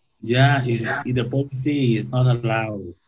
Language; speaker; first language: English; non-native, learner; Thai